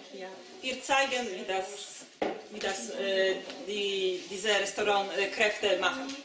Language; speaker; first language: German; non-native, learner; Polish